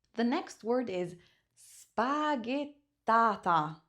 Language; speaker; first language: English; non-native, fluent; Italian